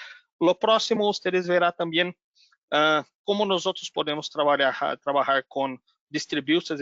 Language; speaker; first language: Spanish; non-native, learner; Portuguese